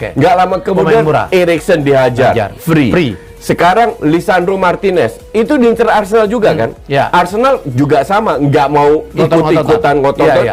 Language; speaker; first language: Indonesian; native; Indonesian